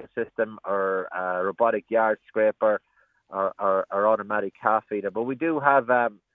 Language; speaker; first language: English; native; English